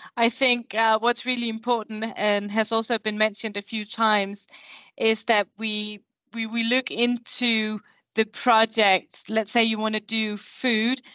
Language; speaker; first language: English; non-native, fluent; Danish